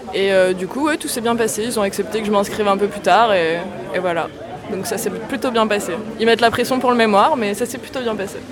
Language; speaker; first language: French; native; French